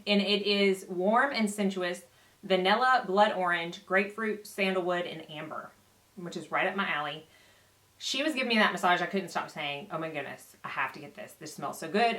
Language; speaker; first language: English; native; English